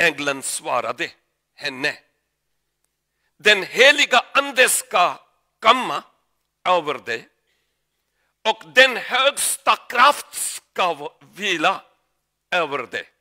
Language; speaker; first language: Swedish; non-native, learner; Urdu